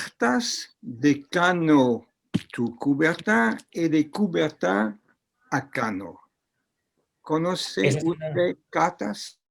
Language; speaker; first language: Spanish; non-native, learner; French